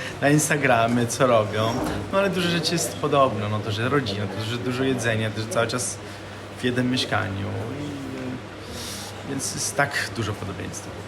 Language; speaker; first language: Polish; non-native, learner; Italian